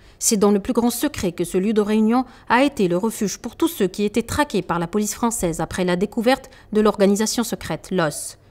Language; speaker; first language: French; non-native, local second language; Arabic